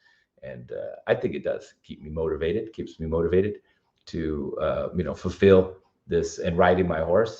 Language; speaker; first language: English; native; English